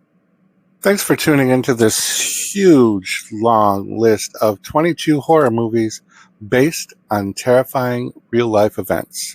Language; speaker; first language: English; native; English